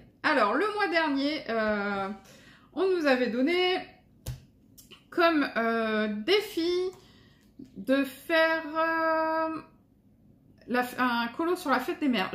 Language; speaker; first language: French; native; French